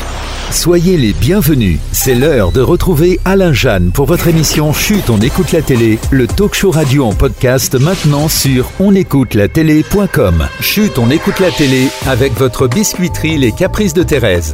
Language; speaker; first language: French; native; French